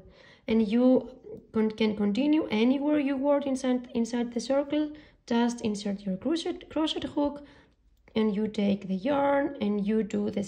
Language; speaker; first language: English; non-native, fluent; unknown